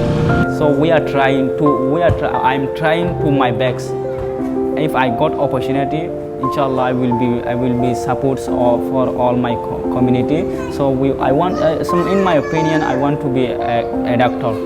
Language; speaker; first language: English; non-native, learner; Rohingya